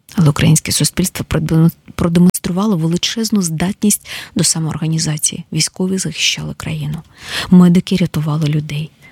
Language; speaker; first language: Ukrainian; native; Ukrainian